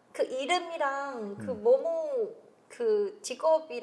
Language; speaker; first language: Korean; non-native, fluent; Vietnamese